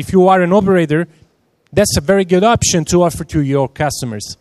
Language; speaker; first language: English; non-native, fluent; Italian